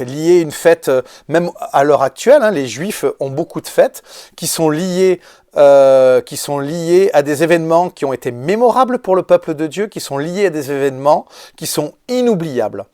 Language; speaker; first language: French; native; French